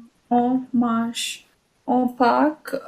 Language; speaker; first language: French; non-native, learner; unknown